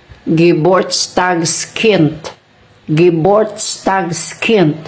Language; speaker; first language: German; non-native, fluent; Cebuano